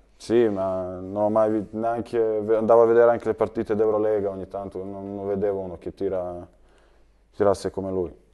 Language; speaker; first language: Italian; early bilingual, other home language; Serbian